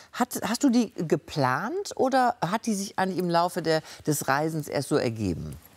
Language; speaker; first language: German; native; German